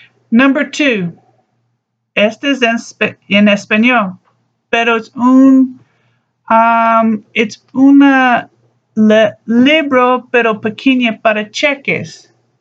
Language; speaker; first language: Spanish; non-native, learner; English